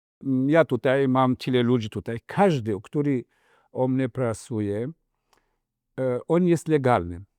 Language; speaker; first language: Polish; non-native, fluent; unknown